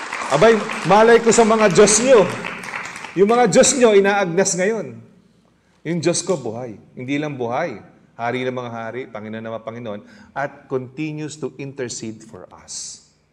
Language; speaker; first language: Filipino; native; Filipino